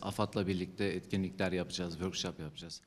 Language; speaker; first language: Turkish; native; Turkish